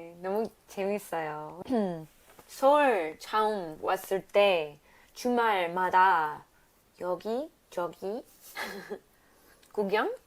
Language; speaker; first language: Korean; non-native, learner; English